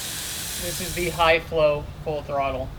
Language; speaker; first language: English; native; English